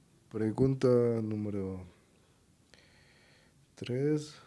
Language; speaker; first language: Spanish; non-native, learner; German